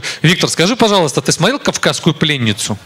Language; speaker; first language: Russian; native; Russian